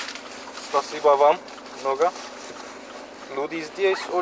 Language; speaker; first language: Russian; non-native, learner; English